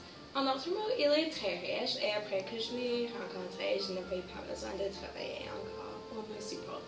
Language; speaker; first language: French; non-native, learner; English